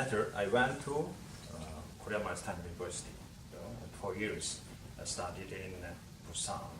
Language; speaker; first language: English; non-native, learner; Korean